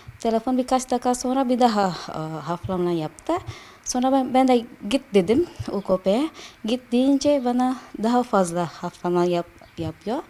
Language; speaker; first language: Turkish; non-native, fluent; Indonesian